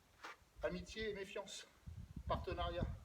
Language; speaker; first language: French; native; French